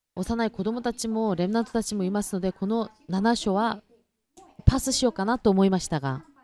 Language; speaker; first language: Japanese; non-native, fluent; Korean